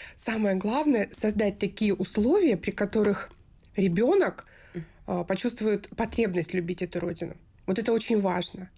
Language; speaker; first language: Russian; native; Russian